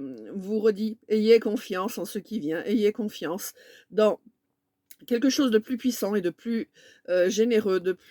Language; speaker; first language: French; native; French